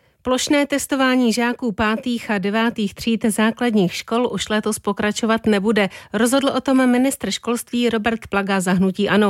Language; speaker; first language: Czech; native; Czech